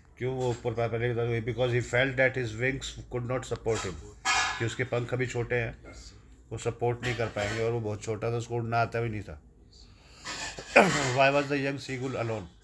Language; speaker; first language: Hindi; native; Hindi